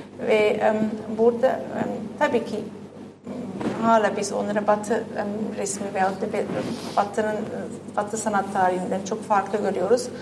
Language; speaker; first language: Turkish; non-native, fluent; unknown